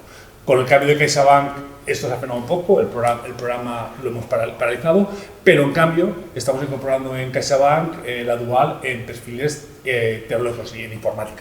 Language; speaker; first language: Spanish; native; Spanish